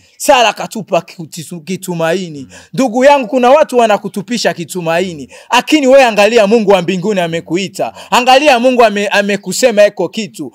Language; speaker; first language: Swahili; non-native, local second language; Rundi